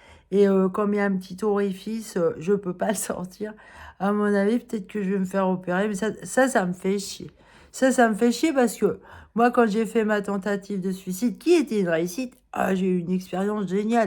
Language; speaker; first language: French; native; French